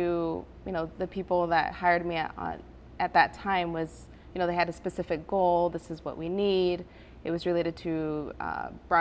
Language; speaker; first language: English; early bilingual, other home language; Spanish